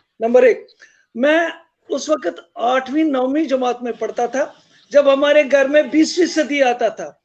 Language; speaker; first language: Hindi; non-native, local second language; Kashmiri